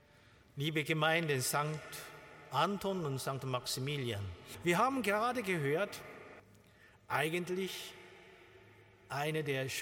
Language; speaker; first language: German; non-native, learner; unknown